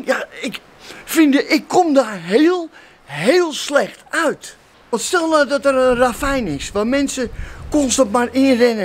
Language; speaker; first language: Dutch; native; Dutch